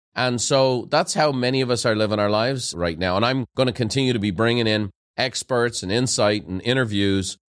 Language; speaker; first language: English; native; English